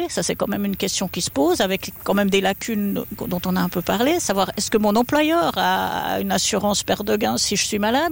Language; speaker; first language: French; native; French